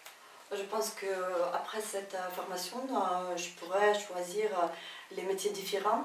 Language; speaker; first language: French; non-native, fluent; Russian